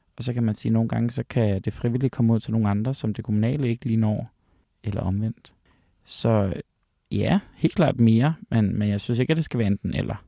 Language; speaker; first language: Danish; native; Danish